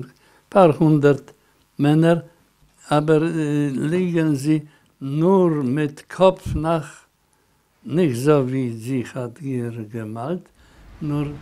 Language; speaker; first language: German; non-native, learner; Polish